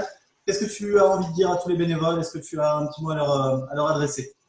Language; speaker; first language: French; native; French